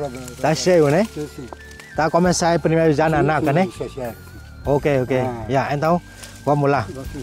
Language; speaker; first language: Portuguese; non-native, learner; Vietnamese